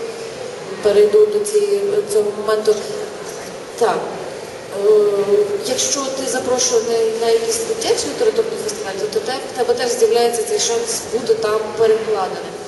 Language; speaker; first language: Ukrainian; native; Ukrainian